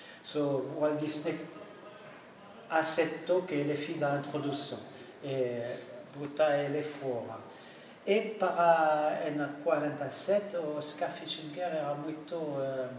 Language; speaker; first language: Portuguese; non-native, learner; French